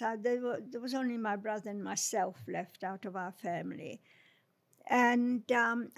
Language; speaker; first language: English; non-native, fluent; Polish